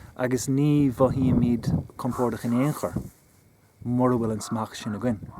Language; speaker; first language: Irish; non-native, local second language; English